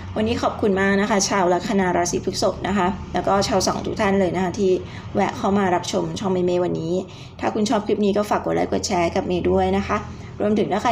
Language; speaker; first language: Thai; native; Thai